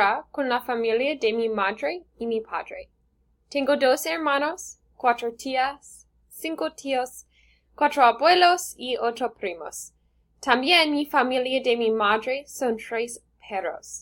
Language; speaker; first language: Spanish; non-native, learner; English